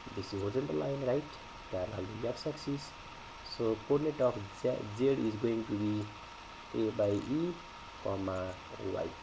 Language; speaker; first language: English; non-native, local second language; Nepali